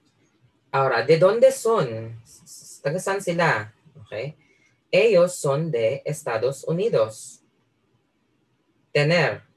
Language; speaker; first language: Spanish; non-native, fluent; Filipino